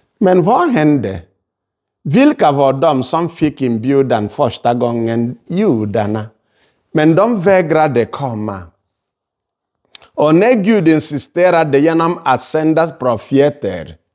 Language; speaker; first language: Swedish; non-native, fluent; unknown